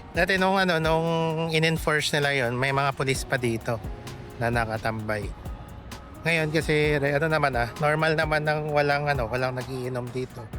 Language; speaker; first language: Filipino; non-native, local second language; Hiligaynon